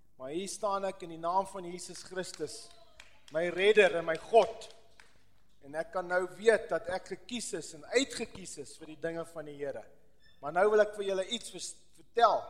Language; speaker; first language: Afrikaans; non-native, local second language; English